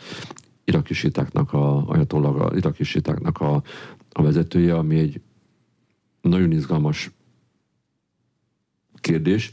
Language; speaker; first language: Hungarian; native; Hungarian